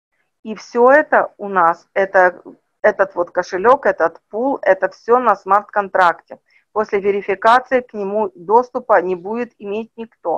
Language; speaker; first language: Russian; native; Russian